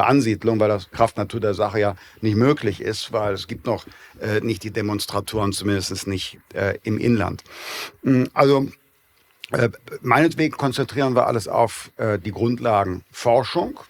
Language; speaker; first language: German; native; German